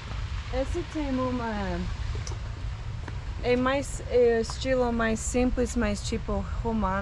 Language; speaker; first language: Portuguese; non-native, fluent; English